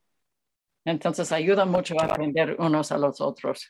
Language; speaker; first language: Spanish; non-native, fluent; English